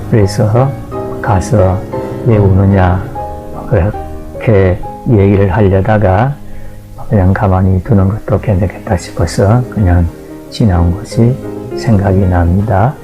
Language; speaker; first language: Korean; native; Korean